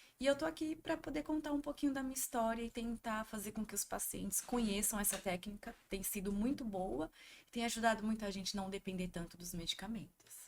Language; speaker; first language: Portuguese; native; Portuguese